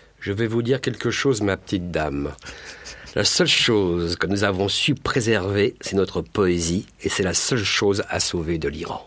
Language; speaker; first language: French; native; French